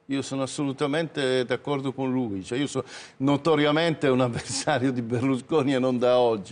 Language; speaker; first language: Italian; native; Italian